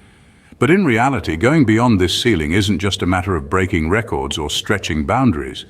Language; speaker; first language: English; native; English